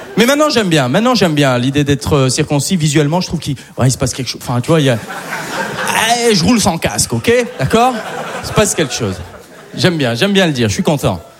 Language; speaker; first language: French; early bilingual, other home language; Arabic